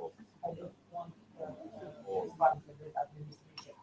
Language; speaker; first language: English; non-native, learner; Indonesian